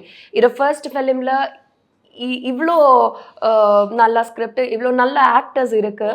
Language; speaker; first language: Tamil; non-native, learner; Telugu